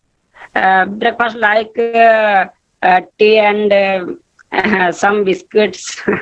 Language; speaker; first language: English; non-native, learner; Hindi